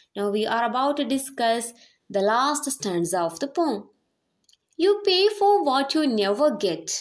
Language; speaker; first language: English; non-native, local second language; Malayalam